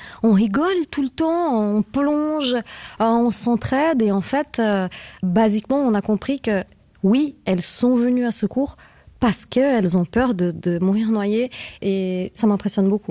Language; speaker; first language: French; native; French